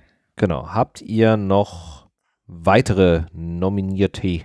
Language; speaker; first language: German; native; German